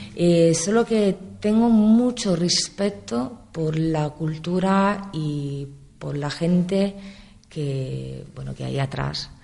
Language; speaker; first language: Spanish; non-native, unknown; Italian